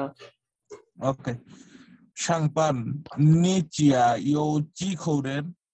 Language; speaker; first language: Chinese; non-native, learner; Bangla